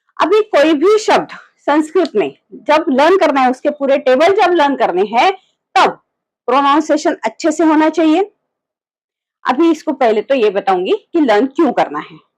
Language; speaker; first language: Hindi; non-native, local second language; Marathi